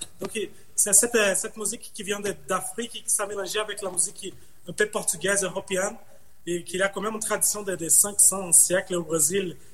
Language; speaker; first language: French; non-native, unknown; Portuguese